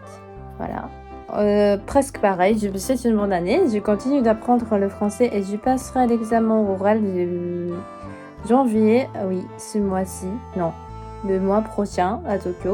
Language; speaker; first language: French; non-native, fluent; Japanese